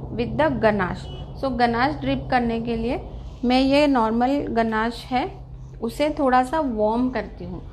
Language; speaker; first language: Hindi; non-native, local second language; Marathi